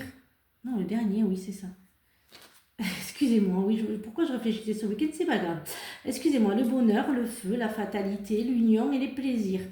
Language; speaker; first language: French; native; French